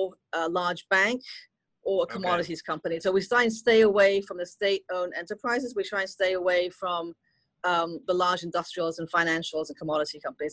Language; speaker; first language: English; non-native, local second language; Cantonese